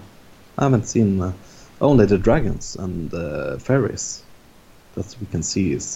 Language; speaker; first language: English; non-native, fluent; Norwegian